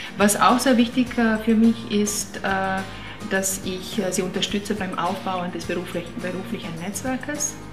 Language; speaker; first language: German; non-native, fluent; Croatian